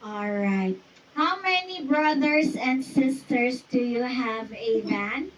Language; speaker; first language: English; non-native, fluent; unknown